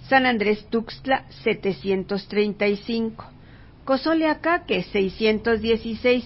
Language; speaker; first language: Spanish; native; Spanish